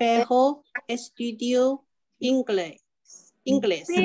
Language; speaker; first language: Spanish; non-native, learner; Chinese